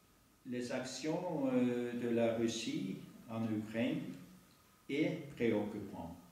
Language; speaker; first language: French; non-native, fluent; Norwegian